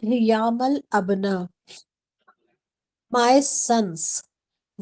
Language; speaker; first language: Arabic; non-native, learner; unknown